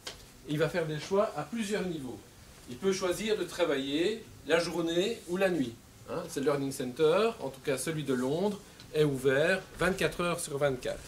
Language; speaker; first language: French; native; French